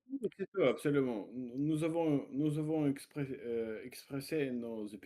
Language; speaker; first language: French; non-native, learner; Russian